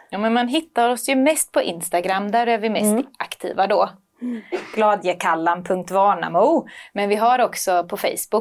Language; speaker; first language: Swedish; native; Swedish